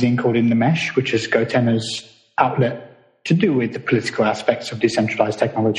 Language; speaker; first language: English; native; English